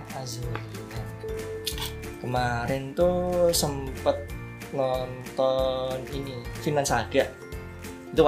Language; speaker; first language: Indonesian; native; Indonesian